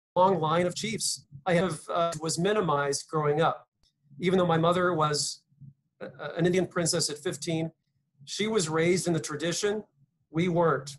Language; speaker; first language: English; native; English